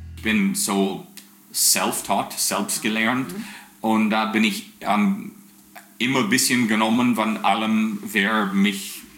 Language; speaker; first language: German; early bilingual, heritage; English